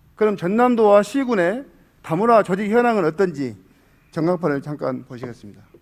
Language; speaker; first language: Korean; native; Korean